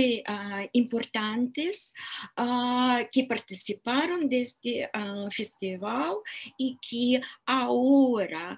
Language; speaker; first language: Spanish; non-native, fluent; Russian